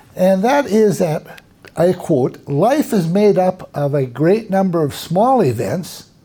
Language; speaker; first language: English; native; English